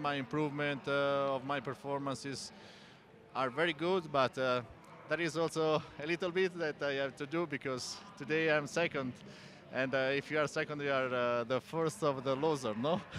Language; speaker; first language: English; non-native, fluent; Italian